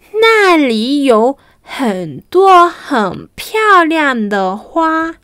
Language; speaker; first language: Chinese; non-native, fluent; Spanish